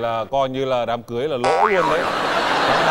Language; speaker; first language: Vietnamese; native; Vietnamese